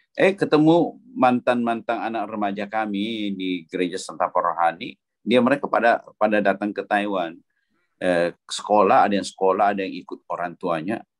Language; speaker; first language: Indonesian; native; Indonesian